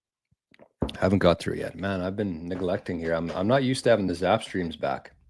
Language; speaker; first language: English; native; English